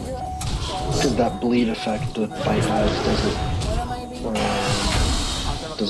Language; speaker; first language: English; native; English